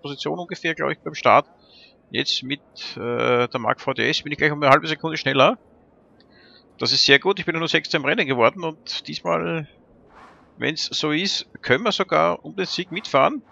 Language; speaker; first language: German; native; German